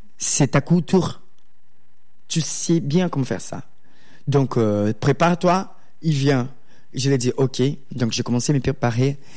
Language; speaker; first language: French; non-native, learner; Portuguese